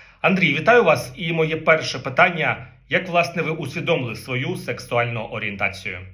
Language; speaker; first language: Ukrainian; native; Ukrainian